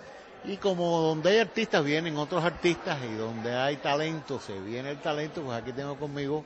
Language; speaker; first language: Spanish; native; Spanish